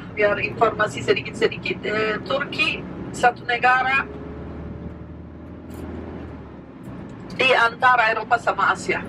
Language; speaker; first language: Indonesian; non-native, fluent; Turkish